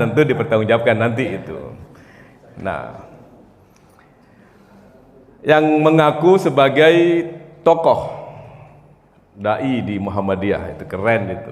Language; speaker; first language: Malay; non-native, local second language; Javanese